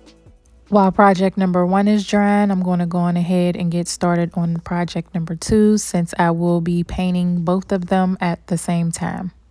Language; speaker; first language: English; native; English